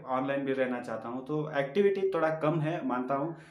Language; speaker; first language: Hindi; non-native, local second language; Urdu